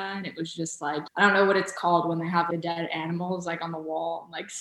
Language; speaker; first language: English; early bilingual, other home language; Bosnian